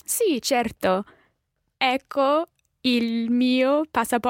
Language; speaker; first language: Italian; non-native, learner; English